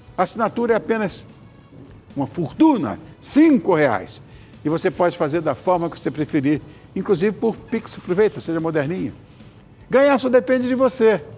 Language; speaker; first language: Portuguese; native; Portuguese